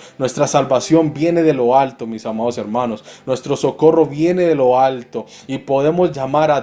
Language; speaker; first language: Spanish; native; Spanish